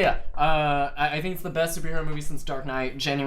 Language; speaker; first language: English; native; English